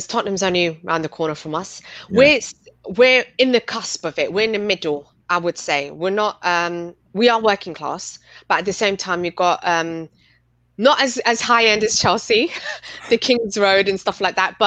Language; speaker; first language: English; native; English